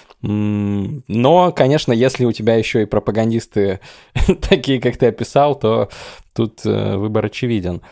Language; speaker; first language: Russian; native; Russian